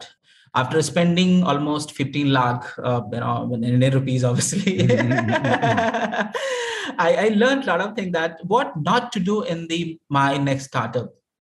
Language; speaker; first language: English; non-native, local second language; Hindi